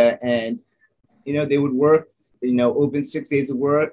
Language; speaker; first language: English; native; English